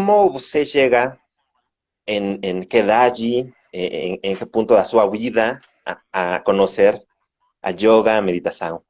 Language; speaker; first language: Portuguese; non-native, learner; Spanish